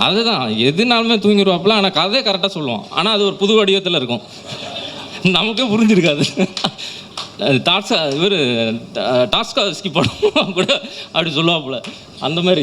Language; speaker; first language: Tamil; native; Tamil